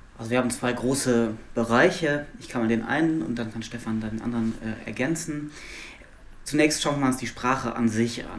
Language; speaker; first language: German; non-native, local second language; Luxembourgish